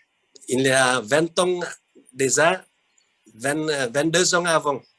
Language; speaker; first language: French; non-native, fluent; Vietnamese